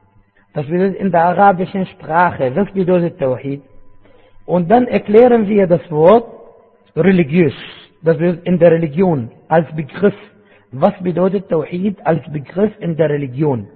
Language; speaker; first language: German; non-native, fluent; Arabic